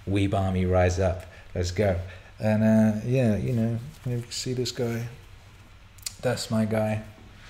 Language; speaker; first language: English; native; English